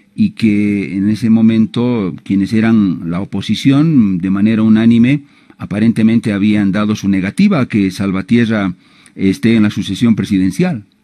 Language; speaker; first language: Spanish; native; Spanish